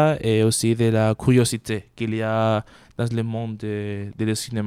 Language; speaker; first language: French; non-native, learner; Spanish